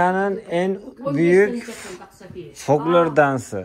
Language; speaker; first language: Turkish; native; Turkish